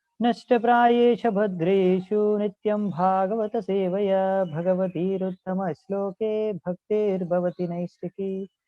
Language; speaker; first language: Hindi; non-native, local second language; Telugu